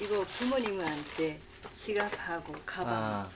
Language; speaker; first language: Korean; non-native, fluent; Japanese